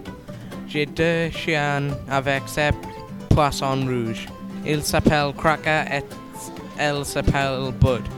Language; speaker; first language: French; non-native, learner; English